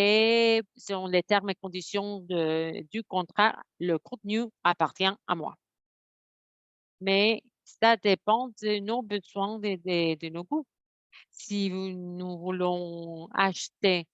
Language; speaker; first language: French; non-native, fluent; Spanish